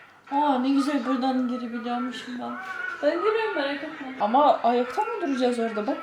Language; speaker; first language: Turkish; non-native, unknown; Russian